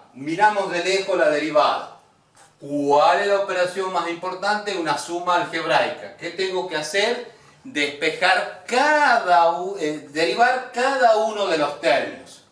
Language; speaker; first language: Spanish; native; Spanish